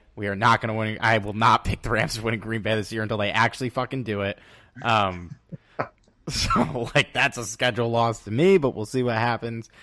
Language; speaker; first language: English; native; English